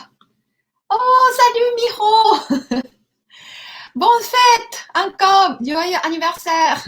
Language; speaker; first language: French; non-native, learner; Japanese